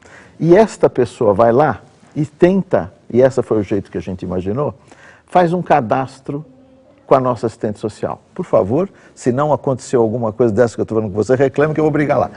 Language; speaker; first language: Portuguese; native; Portuguese